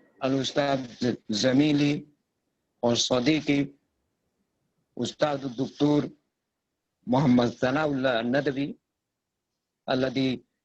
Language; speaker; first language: Arabic; non-native, fluent; Bangla